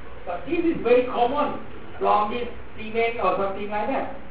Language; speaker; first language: English; non-native, fluent; Thai